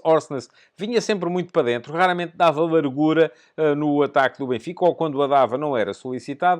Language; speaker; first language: Portuguese; native; Portuguese